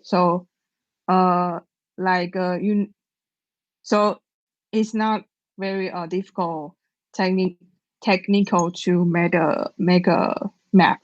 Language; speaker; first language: English; non-native, learner; Chinese